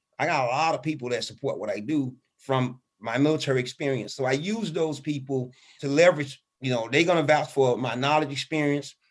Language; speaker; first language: English; native; English